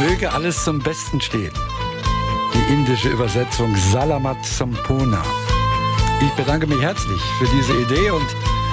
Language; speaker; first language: German; native; German